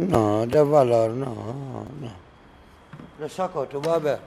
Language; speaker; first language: Spanish; non-native, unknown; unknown